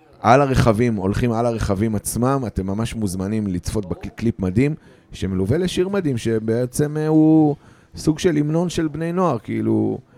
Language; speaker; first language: Hebrew; native; Hebrew